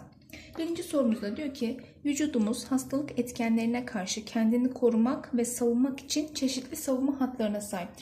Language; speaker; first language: Turkish; native; Turkish